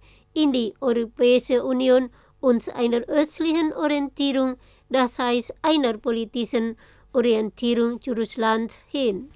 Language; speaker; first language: German; non-native, fluent; Indonesian